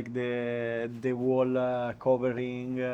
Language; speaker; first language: English; non-native, learner; Italian